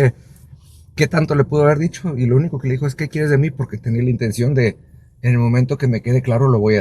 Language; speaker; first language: Spanish; native; Spanish